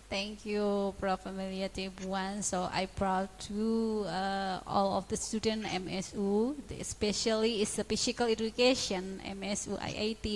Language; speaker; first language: English; non-native, learner; Indonesian